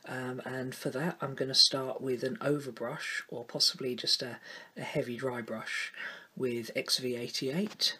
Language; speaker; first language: English; native; English